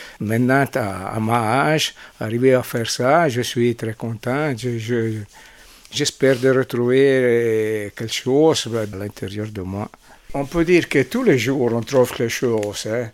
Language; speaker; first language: French; non-native, learner; Italian